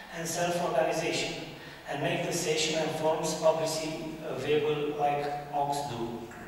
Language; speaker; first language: English; non-native, fluent; Romanian